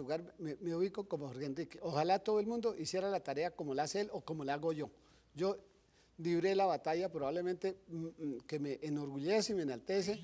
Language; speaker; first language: Spanish; native; Spanish